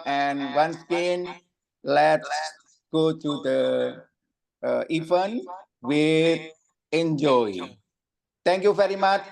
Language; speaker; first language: English; non-native, learner; Indonesian